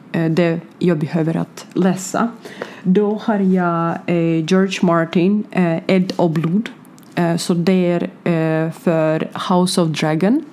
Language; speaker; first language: Swedish; non-native, learner; Ukrainian